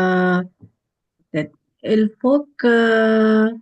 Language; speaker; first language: French; non-native, learner; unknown